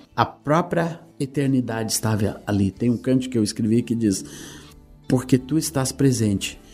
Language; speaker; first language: Portuguese; native; Portuguese